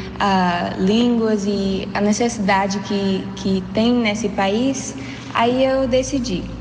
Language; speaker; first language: Portuguese; non-native, learner; English